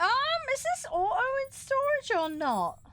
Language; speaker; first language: English; native; English